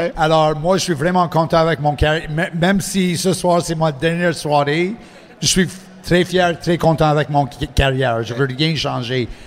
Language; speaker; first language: French; non-native, fluent; English